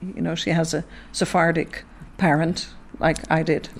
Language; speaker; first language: English; non-native, fluent; Dutch